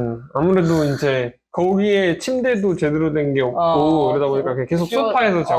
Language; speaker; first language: Korean; native; Korean